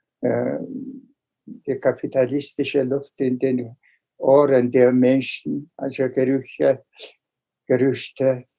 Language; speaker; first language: German; non-native, fluent; Mongolian